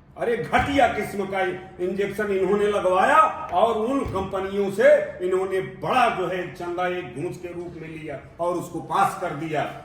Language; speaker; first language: Hindi; native; Hindi